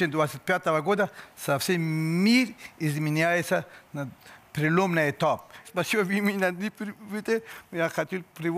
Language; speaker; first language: Russian; non-native, learner; Persian